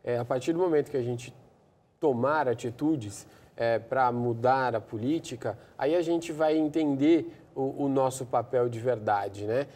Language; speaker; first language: Portuguese; native; Portuguese